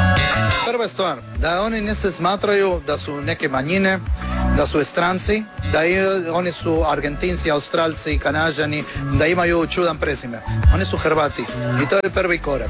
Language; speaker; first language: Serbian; non-native, learner; Spanish